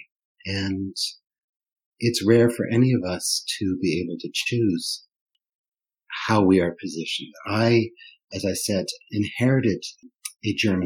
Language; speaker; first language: English; non-native, fluent; German